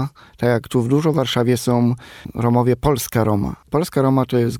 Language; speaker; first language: Polish; non-native, local second language; Romany